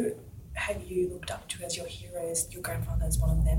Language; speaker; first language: English; native; English